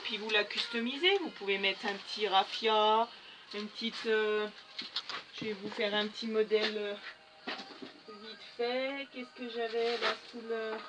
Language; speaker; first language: French; native; French